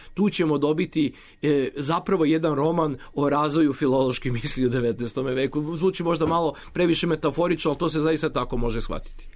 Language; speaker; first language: Serbian; native; Serbian